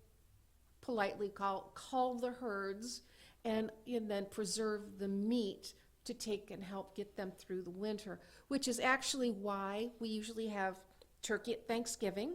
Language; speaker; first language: English; native; English